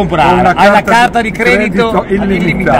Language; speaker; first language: Italian; native; Italian